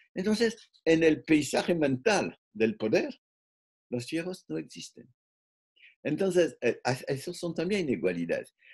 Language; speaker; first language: Spanish; non-native, fluent; French